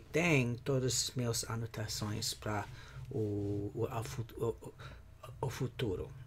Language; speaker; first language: Portuguese; non-native, fluent; English